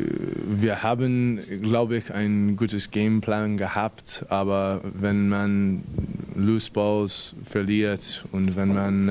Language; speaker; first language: German; non-native, fluent; English